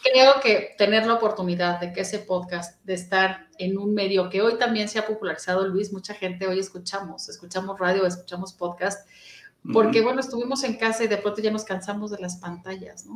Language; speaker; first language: Spanish; native; Spanish